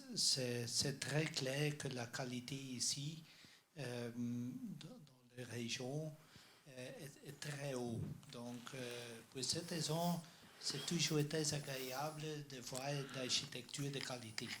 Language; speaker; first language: French; non-native, learner; Dutch